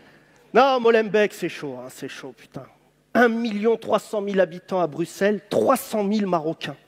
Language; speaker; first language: French; native; French